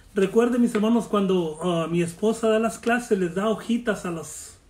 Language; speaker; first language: Spanish; native; Spanish